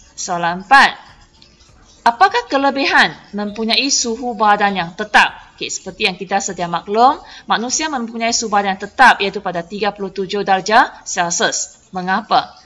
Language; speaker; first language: Malay; non-native, local second language; Chinese